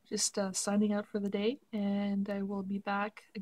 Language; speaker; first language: English; native; English